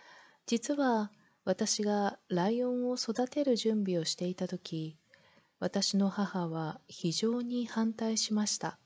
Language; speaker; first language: Japanese; non-native, learner; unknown